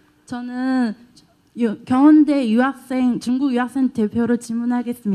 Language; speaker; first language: Korean; non-native, learner; Chinese